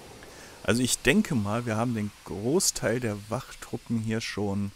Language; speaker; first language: German; native; German